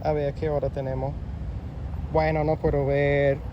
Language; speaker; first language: Spanish; non-native, learner; English